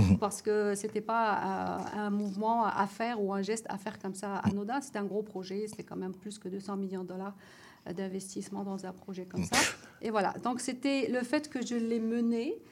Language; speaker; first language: French; non-native, local second language; Arabic